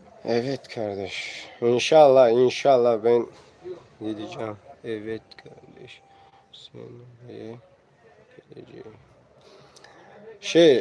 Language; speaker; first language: Turkish; non-native, learner; Tajik